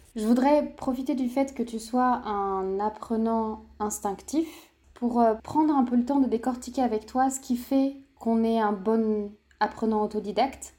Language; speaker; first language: French; native; French